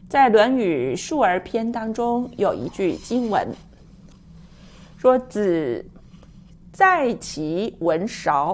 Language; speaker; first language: Chinese; native; Chinese